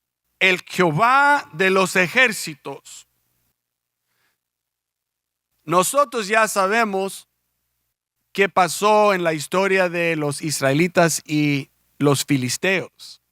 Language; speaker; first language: Spanish; early bilingual, heritage; Spanish